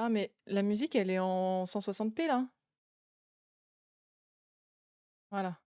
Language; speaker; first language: French; native; French